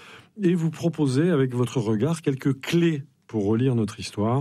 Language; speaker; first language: French; native; French